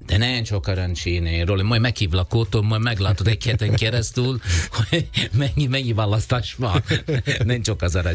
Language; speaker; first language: Hungarian; non-native, learner; Italian